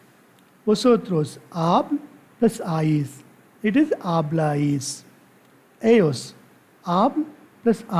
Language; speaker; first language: Spanish; non-native, learner; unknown